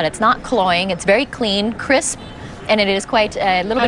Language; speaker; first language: English; native; English